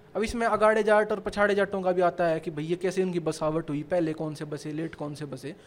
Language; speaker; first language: Hindi; native; Hindi